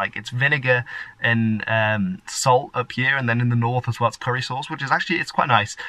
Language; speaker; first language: English; early bilingual, other home language; Dutch